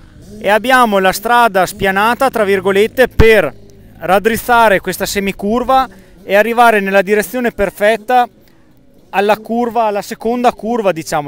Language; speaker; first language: Italian; native; Italian